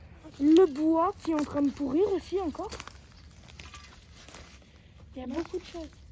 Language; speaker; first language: French; native; French